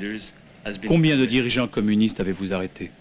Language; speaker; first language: French; native; French